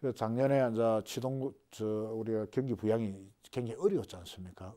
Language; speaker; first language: Korean; native; Korean